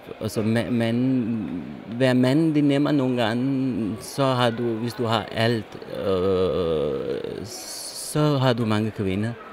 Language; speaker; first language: Danish; non-native, learner; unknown